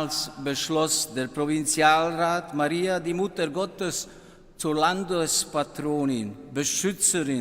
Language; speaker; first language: German; non-native, fluent; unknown